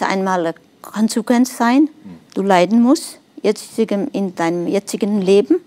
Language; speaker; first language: German; non-native, fluent; Nepali